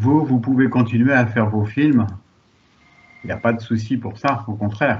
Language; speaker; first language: French; native; French